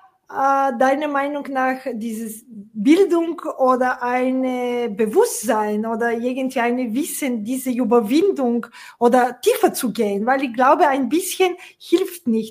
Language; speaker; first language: German; non-native, fluent; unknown